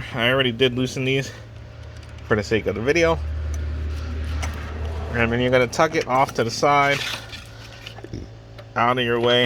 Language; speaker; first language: English; native; English